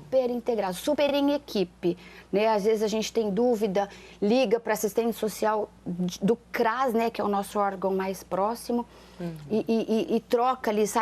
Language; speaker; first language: Portuguese; native; Portuguese